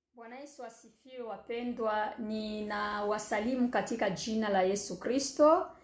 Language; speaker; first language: Swahili; native; Swahili